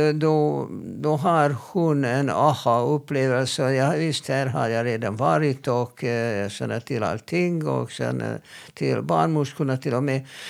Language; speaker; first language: Swedish; non-native, fluent; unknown